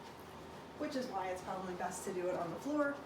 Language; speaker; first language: English; native; English